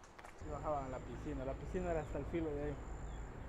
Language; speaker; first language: Spanish; native; Spanish